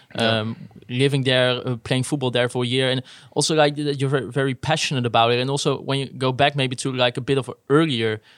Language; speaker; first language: English; non-native, fluent; Dutch